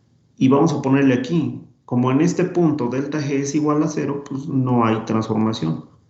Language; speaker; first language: Spanish; native; Spanish